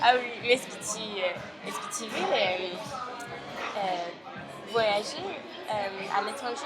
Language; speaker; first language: French; non-native, learner; English